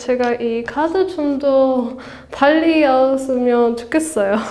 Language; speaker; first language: Korean; non-native, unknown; Czech